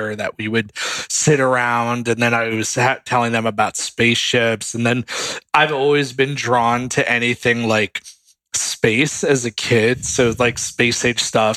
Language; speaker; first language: English; native; English